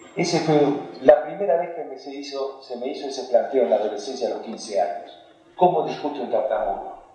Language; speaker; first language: Spanish; early bilingual, other home language; Hungarian